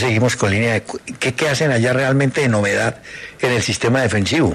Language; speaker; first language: Spanish; native; Spanish